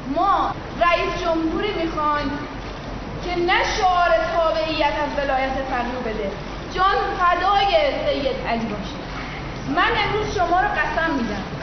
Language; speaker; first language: Persian; early bilingual, heritage; English